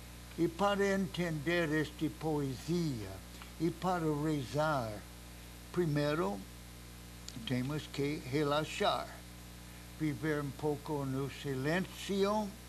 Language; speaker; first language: Portuguese; non-native, fluent; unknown